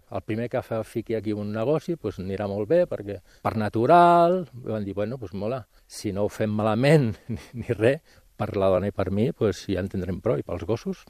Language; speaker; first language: Catalan; native; Catalan